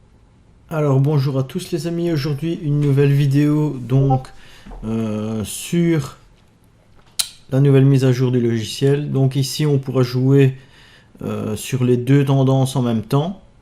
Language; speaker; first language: French; native; French